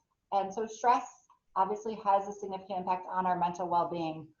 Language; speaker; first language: English; native; English